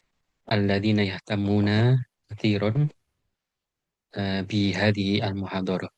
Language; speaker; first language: Arabic; non-native, fluent; Indonesian